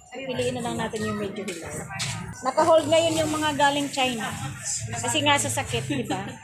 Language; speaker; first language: Filipino; non-native, local second language; Cebuano